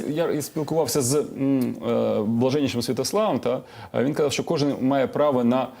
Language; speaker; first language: Ukrainian; non-native, local second language; Russian